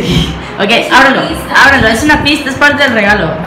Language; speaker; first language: Spanish; native; Spanish